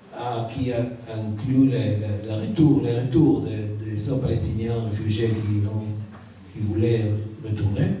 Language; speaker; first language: French; non-native, learner; Hebrew